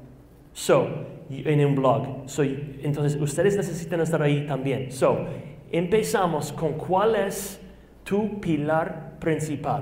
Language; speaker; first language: Spanish; non-native, fluent; English